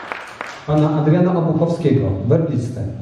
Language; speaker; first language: Polish; native; Polish